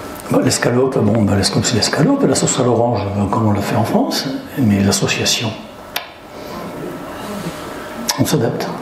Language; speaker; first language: French; native; French